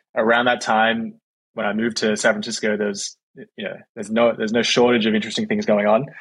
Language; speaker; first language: English; native; English